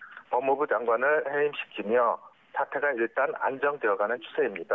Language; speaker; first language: Korean; native; Korean